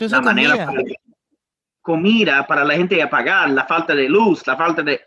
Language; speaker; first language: Spanish; non-native, learner; English